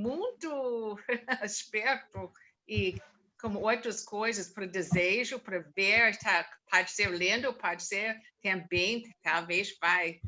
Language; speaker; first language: Portuguese; non-native, learner; English